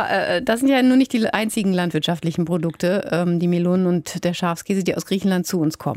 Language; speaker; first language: German; native; German